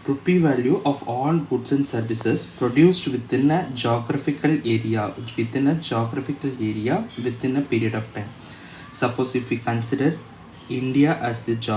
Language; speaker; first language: English; non-native, local second language; Tamil